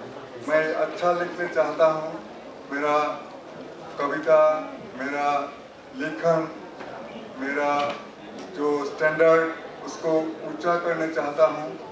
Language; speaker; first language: Hindi; non-native, local second language; Odia